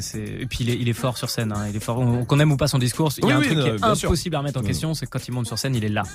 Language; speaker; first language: French; native; French